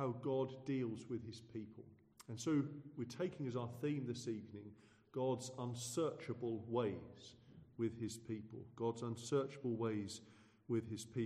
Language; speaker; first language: English; native; English